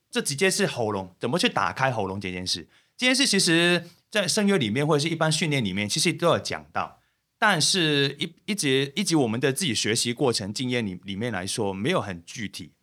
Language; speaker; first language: Chinese; non-native, local second language; Cantonese